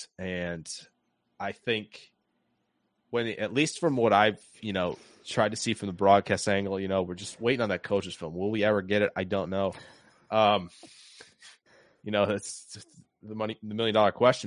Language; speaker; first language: English; native; English